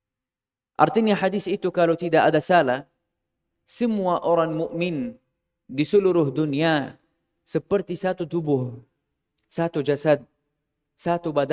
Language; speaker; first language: Indonesian; non-native, fluent; Arabic